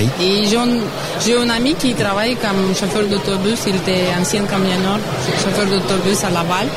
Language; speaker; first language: French; non-native, learner; Russian